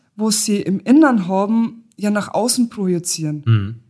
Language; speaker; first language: German; native; German